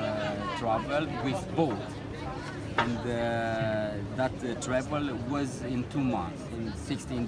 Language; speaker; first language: English; non-native, learner; Romanian